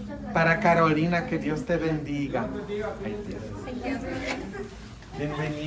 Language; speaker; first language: Spanish; non-native, fluent; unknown